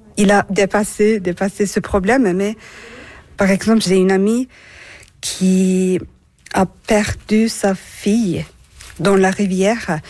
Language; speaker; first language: French; non-native, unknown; Turkish